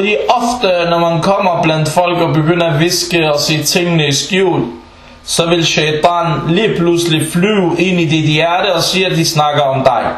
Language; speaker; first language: Danish; non-native, local second language; Arabic